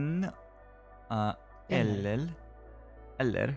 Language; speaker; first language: Swedish; non-native, learner; English